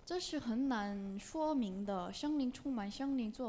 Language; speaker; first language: Chinese; non-native, learner; Korean